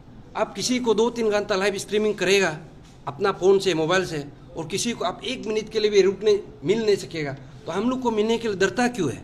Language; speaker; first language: Hindi; non-native, local second language; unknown